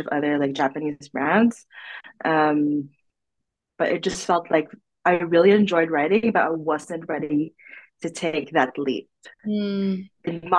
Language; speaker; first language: English; non-native, local second language; Filipino